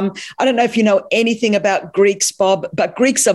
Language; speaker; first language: English; non-native, local second language; Greek